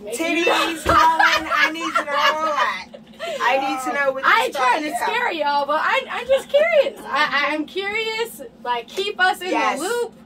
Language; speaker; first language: English; native; English